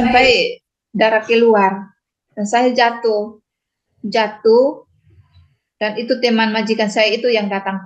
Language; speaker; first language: Indonesian; non-native, local second language; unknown